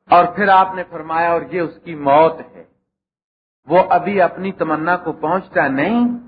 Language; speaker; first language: Urdu; non-native, local second language; Punjabi